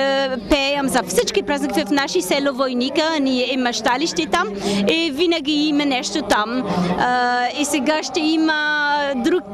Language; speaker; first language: Bulgarian; non-native, learner; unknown